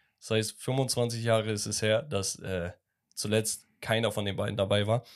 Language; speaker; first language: German; early bilingual, other home language; Turkish